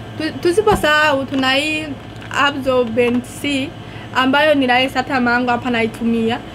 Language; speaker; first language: Swahili; non-native, local second language; Rundi